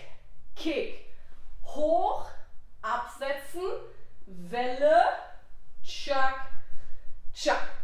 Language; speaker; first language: German; native; German